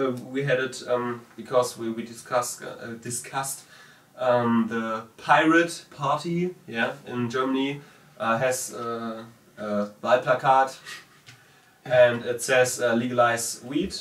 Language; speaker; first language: English; non-native, fluent; German